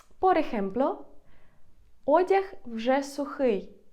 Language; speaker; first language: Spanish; non-native, fluent; Ukrainian